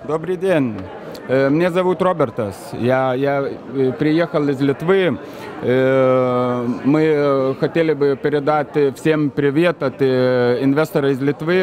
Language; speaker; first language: Russian; non-native, fluent; Lithuanian